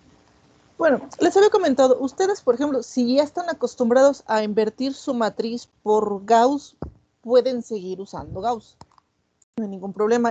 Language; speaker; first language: Spanish; native; Spanish